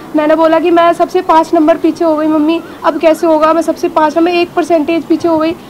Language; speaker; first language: Hindi; native; Hindi